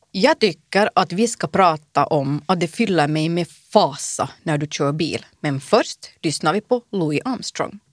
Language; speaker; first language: Swedish; native; Swedish